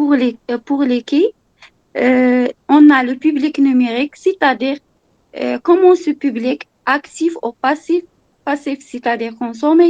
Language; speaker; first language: French; non-native, local second language; Arabic